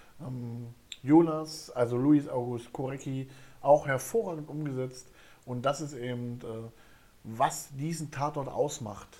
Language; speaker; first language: German; native; German